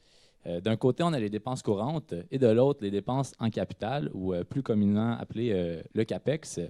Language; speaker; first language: French; native; French